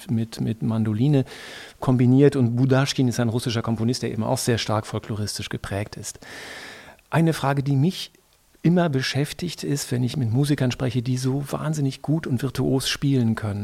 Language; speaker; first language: German; native; German